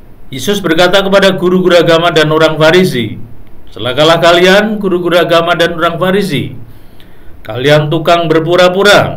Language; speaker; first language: Indonesian; native; Indonesian